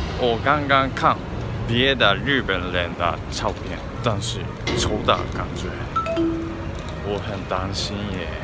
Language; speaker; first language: Chinese; non-native, learner; Japanese